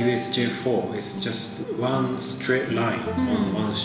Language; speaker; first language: English; non-native, fluent; Japanese